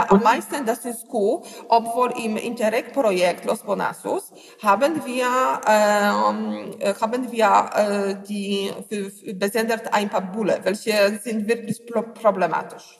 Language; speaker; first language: German; non-native, learner; Polish